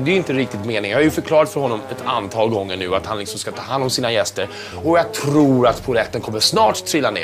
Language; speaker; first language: Swedish; native; Swedish